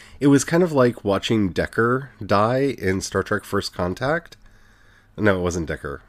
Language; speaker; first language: English; native; English